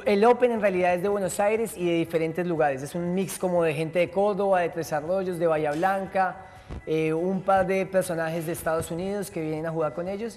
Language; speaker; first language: Spanish; native; Spanish